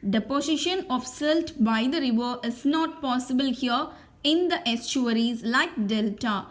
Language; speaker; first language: English; non-native, local second language; Tamil